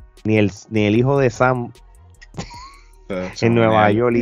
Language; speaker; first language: Spanish; native; Spanish